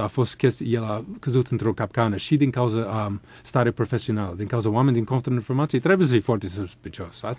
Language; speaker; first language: Romanian; non-native, fluent; English